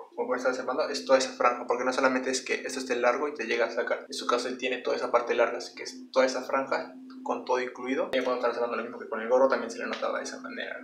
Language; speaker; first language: Spanish; native; Spanish